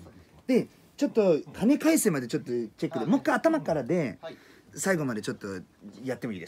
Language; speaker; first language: Japanese; native; Japanese